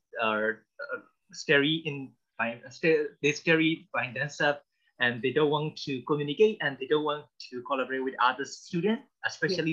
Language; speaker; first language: English; non-native, learner; Burmese